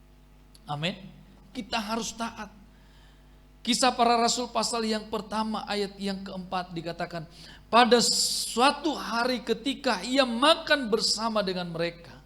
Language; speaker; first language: Indonesian; native; Indonesian